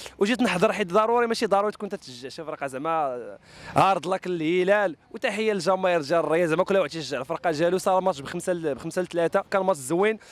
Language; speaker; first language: Arabic; native; Arabic